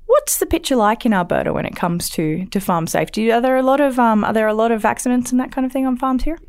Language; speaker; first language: English; native; English